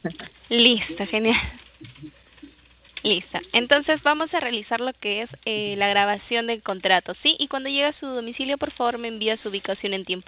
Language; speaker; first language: Spanish; native; Spanish